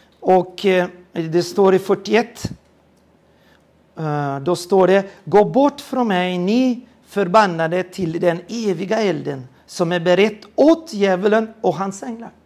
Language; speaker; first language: Swedish; non-native, fluent; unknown